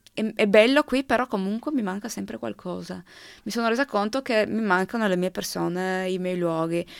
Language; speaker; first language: Italian; non-native, local second language; Slovenian